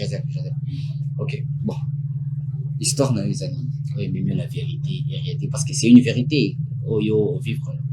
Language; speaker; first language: French; non-native, local second language; Lingala